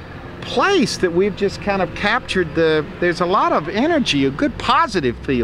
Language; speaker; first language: English; native; English